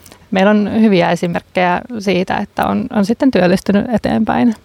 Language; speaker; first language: Finnish; native; Finnish